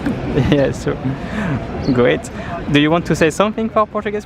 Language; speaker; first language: English; non-native, learner; French